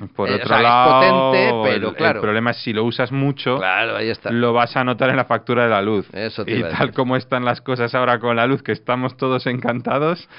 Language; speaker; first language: Spanish; non-native, fluent; Russian